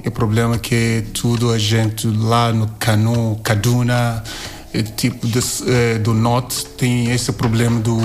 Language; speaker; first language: Portuguese; non-native, learner; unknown